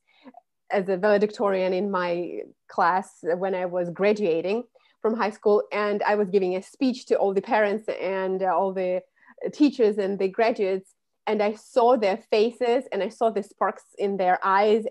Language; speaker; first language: English; non-native, fluent; Russian